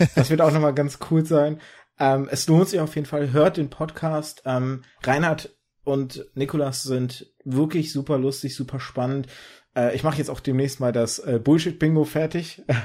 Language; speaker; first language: German; early bilingual, other home language; Russian